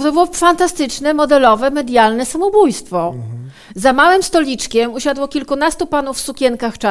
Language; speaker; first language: Polish; native; Polish